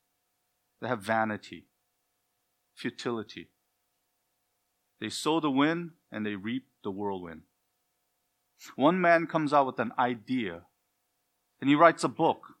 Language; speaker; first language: English; native; English